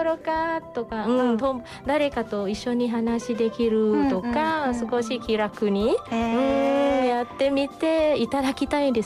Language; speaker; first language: Japanese; non-native, fluent; Thai